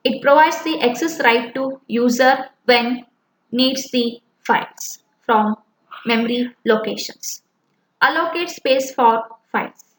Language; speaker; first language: English; non-native, local second language; Kannada